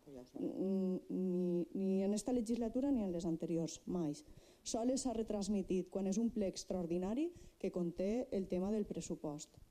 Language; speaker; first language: Catalan; non-native, local second language; Spanish